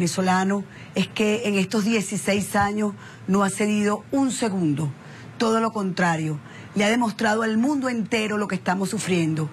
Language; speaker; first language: Spanish; native; Spanish